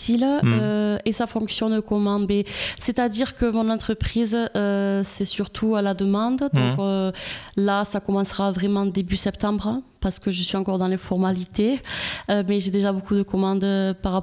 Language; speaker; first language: French; native; French